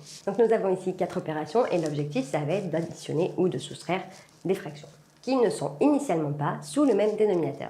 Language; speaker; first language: French; native; French